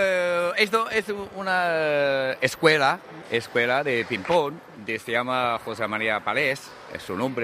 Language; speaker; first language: Spanish; non-native, learner; Chinese